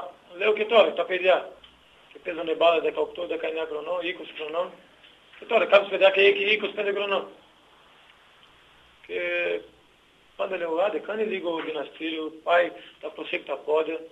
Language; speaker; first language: Greek; non-native, learner; Portuguese